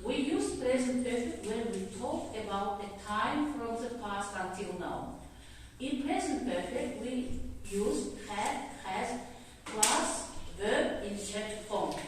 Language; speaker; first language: English; non-native, learner; Russian